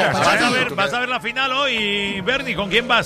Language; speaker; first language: Spanish; native; Spanish